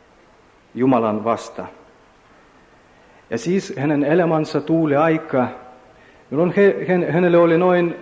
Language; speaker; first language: Finnish; non-native, learner; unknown